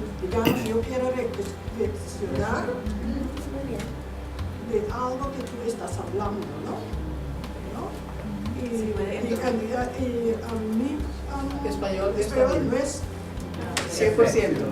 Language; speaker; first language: Spanish; non-native, learner; Papiamento